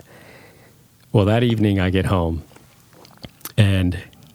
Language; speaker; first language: English; early bilingual, other home language; Spanish